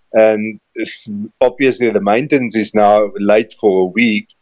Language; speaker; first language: English; non-native, local second language; Afrikaans